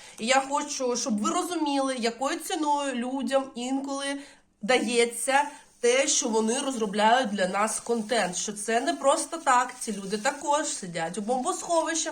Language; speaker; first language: Ukrainian; non-native, local second language; Russian